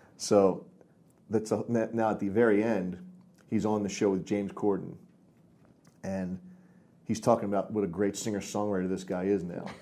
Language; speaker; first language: English; native; English